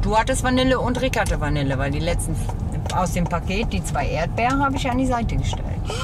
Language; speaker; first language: German; native; German